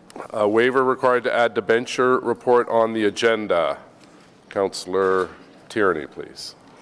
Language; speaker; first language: English; native; English